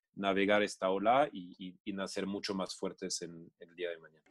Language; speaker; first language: Spanish; non-native, fluent; French